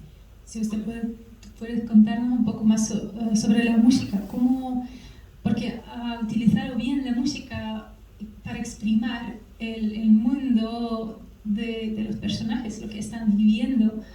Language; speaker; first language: Spanish; non-native, fluent; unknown